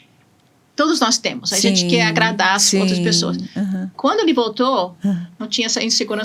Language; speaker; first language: Portuguese; non-native, fluent; English